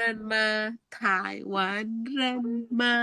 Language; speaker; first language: Chinese; non-native, learner; Indonesian